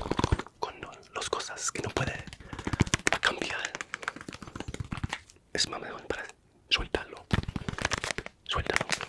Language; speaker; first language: Spanish; non-native, fluent; English